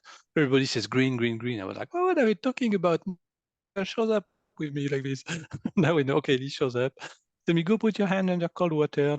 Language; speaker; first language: English; non-native, fluent; French